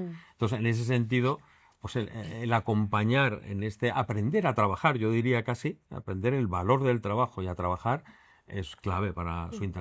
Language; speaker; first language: Spanish; native; Spanish